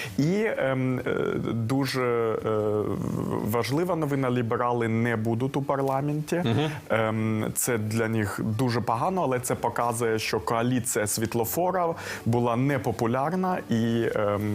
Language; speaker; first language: Ukrainian; early bilingual, heritage; Ukrainian